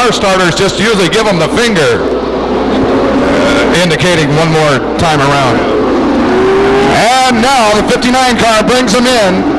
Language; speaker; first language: English; native; English